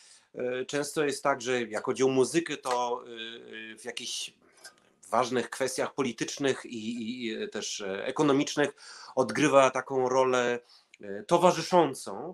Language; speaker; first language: Polish; early bilingual, heritage; Polish